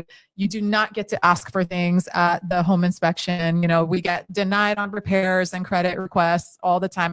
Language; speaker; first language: English; native; English